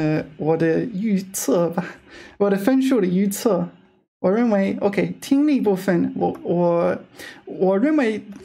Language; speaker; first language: Chinese; non-native, fluent; English